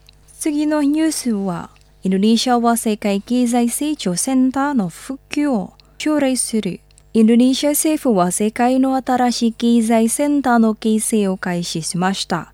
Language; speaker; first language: Japanese; non-native, fluent; Indonesian